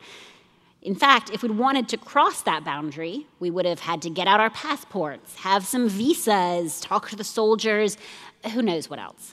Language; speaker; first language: English; native; English